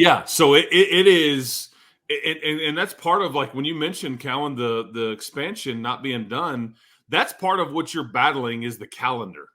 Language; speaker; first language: English; native; English